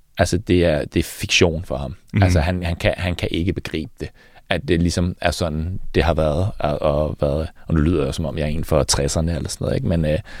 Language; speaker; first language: Danish; native; Danish